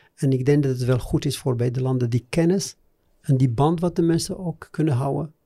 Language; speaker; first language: Dutch; non-native, fluent; Arabic